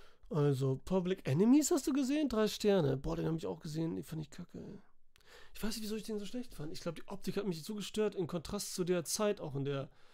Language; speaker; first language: German; native; German